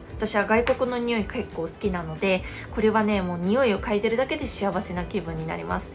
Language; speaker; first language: Japanese; non-native, fluent; Korean